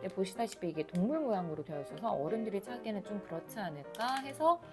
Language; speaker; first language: Korean; native; Korean